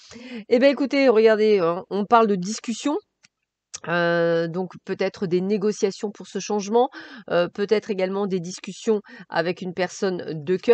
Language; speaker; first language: French; native; French